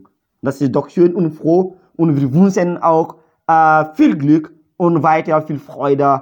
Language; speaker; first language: German; non-native, learner; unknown